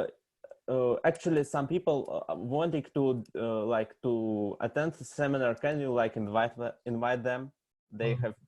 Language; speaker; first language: English; non-native, fluent; Russian